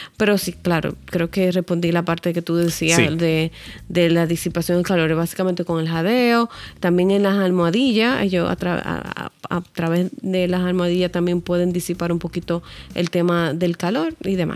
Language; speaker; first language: Spanish; native; Spanish